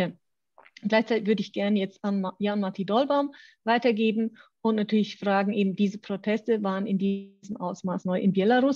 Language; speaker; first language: German; native; German